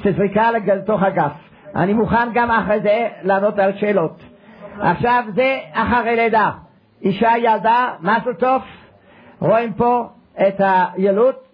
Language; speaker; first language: Hebrew; non-native, fluent; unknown